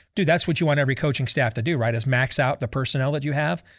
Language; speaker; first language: English; native; English